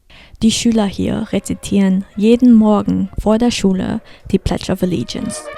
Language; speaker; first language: German; early bilingual, heritage; German